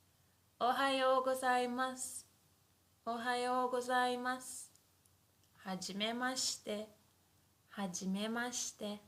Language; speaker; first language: Japanese; non-native, fluent; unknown